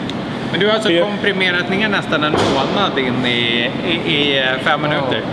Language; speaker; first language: Swedish; native; Swedish